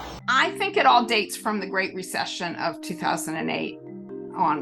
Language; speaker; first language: English; native; English